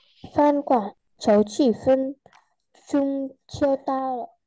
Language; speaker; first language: Chinese; non-native, learner; Vietnamese